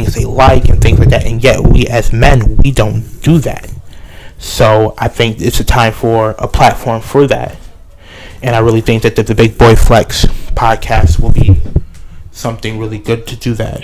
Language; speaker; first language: English; native; English